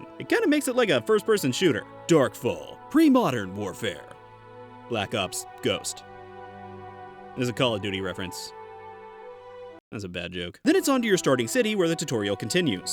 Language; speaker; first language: English; native; English